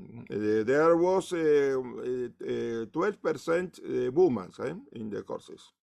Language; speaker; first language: English; non-native, learner; Spanish